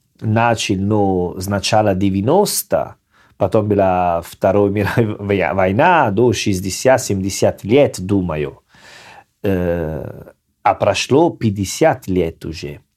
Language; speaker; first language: Russian; non-native, learner; Italian